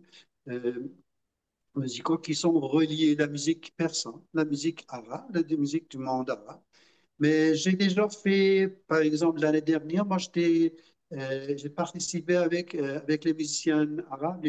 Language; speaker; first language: French; non-native, fluent; Persian